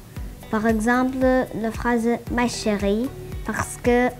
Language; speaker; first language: French; non-native, learner; Greek